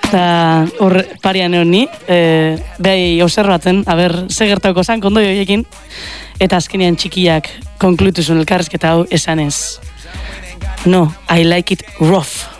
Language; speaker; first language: Basque; native; Basque